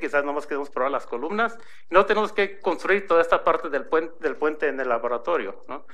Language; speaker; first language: Spanish; early bilingual, heritage; Spanish